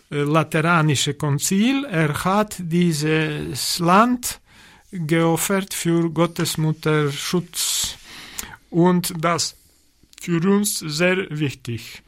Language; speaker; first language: German; non-native, learner; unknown